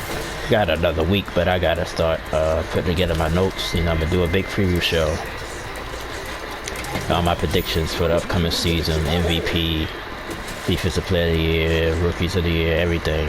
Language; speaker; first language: English; native; English